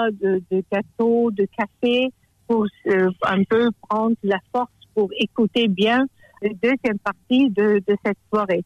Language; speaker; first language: French; non-native, fluent; German